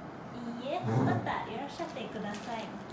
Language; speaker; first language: Japanese; non-native, learner; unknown